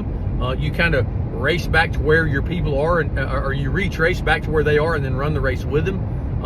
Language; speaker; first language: English; native; English